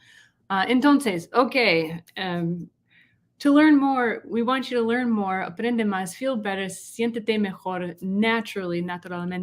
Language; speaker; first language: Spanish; non-native, learner; English